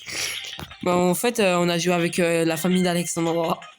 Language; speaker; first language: French; native; French